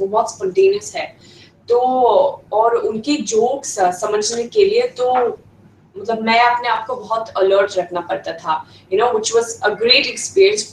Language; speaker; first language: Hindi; non-native, fluent; Swedish